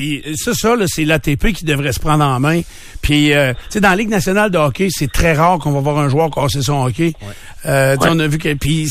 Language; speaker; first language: French; native; French